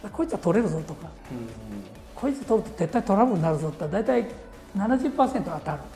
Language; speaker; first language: Japanese; native; Japanese